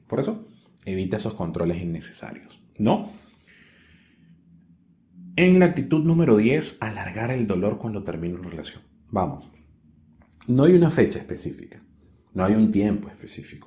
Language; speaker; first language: Spanish; native; Spanish